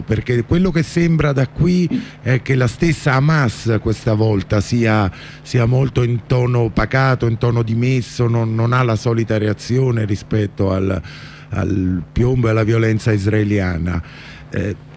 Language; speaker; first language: Italian; native; Italian